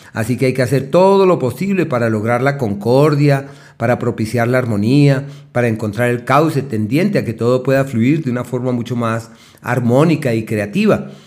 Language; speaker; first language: Spanish; native; Spanish